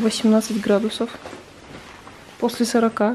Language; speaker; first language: Russian; native; Russian